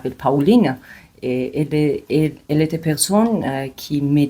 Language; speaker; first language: French; non-native, learner; Georgian